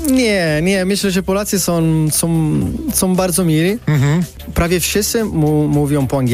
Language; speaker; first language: Polish; non-native, learner; Italian